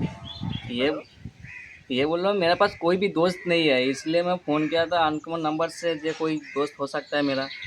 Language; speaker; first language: Hindi; non-native, local second language; Bangla